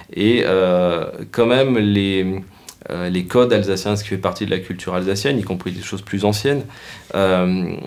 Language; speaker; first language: French; native; French